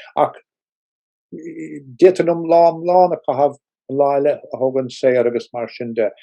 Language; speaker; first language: Irish; non-native, local second language; English